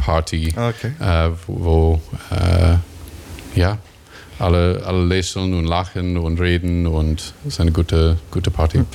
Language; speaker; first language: German; non-native, learner; English